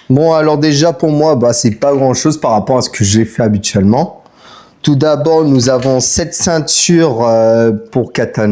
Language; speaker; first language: French; native; French